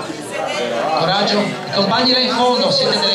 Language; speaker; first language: Italian; native; Italian